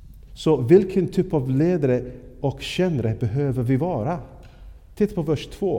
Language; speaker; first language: Swedish; non-native, fluent; English